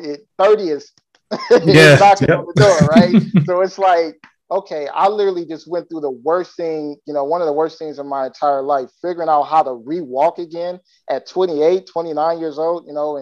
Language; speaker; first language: English; native; English